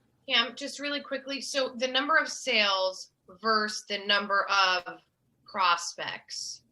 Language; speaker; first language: English; native; English